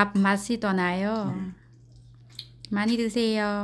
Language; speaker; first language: Korean; non-native, learner; Vietnamese